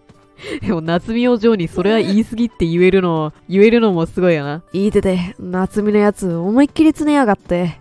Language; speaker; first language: Japanese; native; Japanese